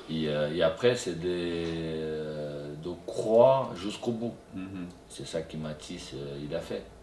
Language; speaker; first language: French; non-native, fluent; Portuguese